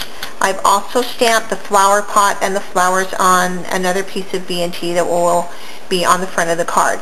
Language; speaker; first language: English; native; English